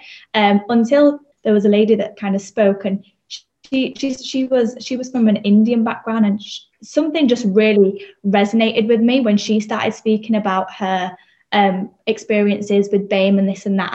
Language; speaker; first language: English; native; English